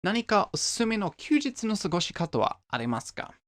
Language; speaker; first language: Japanese; non-native, learner; English